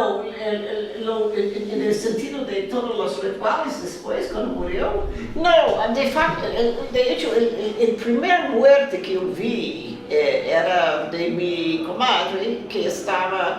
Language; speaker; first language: Spanish; non-native, fluent; English